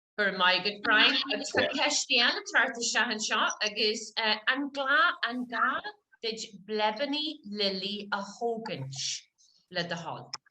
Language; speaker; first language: Irish; native; Irish